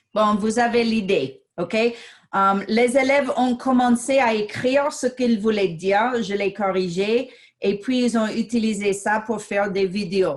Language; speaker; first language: French; non-native, fluent; English